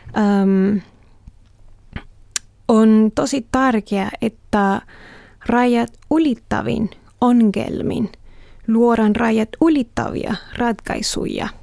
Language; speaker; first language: Finnish; non-native, learner; Spanish